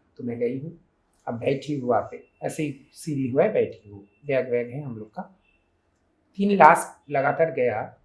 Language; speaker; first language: Hindi; non-native, local second language; Bangla